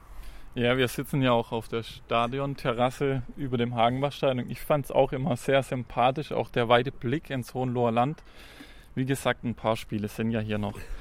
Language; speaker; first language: German; native; German